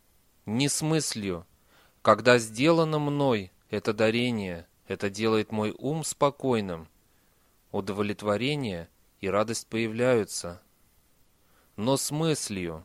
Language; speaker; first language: Russian; native; Russian